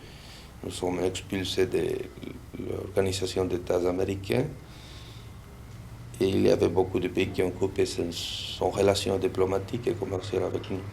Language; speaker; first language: French; non-native, fluent; Spanish